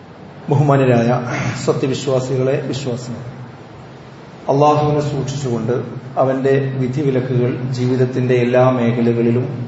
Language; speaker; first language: Malayalam; native; Malayalam